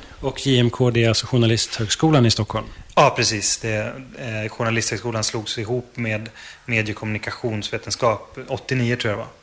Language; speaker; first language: Swedish; native; Swedish